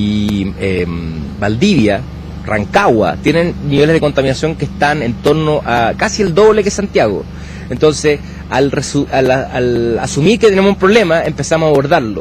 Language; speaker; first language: Spanish; native; Spanish